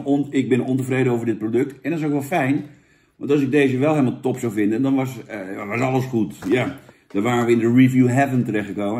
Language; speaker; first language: Dutch; native; Dutch